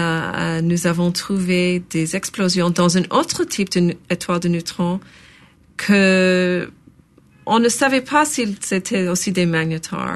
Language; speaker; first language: French; non-native, local second language; English